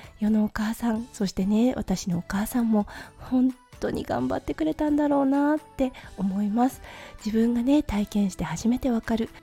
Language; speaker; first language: Japanese; native; Japanese